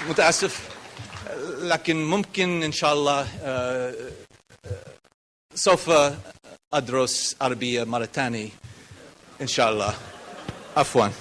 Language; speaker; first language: Arabic; non-native, learner; English